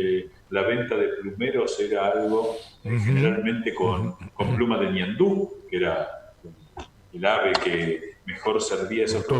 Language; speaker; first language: Spanish; native; Spanish